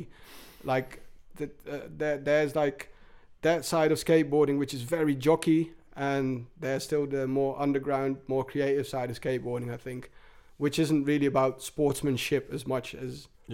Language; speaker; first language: English; native; English